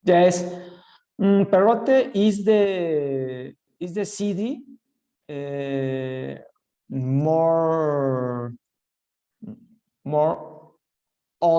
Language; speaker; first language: English; non-native, learner; Spanish